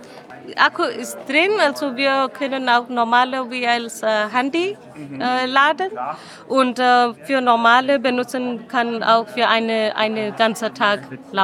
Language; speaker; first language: German; non-native, learner; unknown